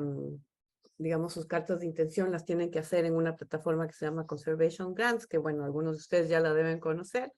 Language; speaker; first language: Spanish; native; Spanish